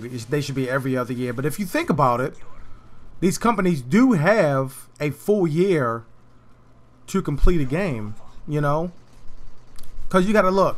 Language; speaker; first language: English; native; English